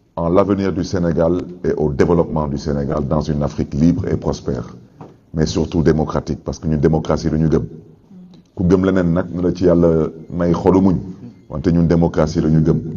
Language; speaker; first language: Wolof; native; Wolof